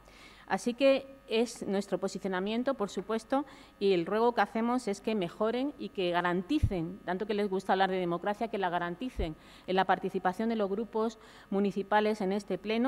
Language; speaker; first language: Spanish; native; Spanish